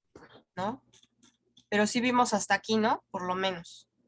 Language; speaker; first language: Spanish; native; Spanish